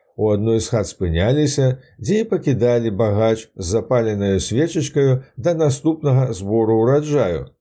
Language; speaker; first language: Belarusian; native; Belarusian